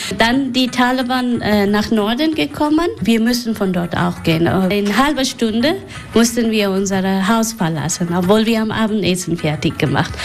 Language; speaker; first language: German; non-native, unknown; Persian